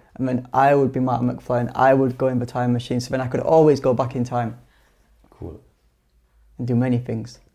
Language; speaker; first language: English; native; English